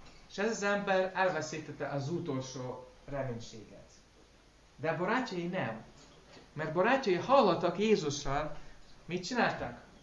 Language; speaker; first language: Hungarian; non-native, learner; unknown